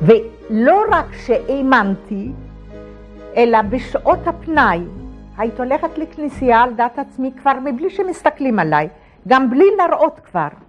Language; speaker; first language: Hebrew; non-native, fluent; Polish